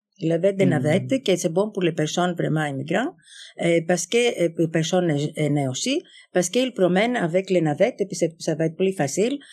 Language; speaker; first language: French; non-native, fluent; Greek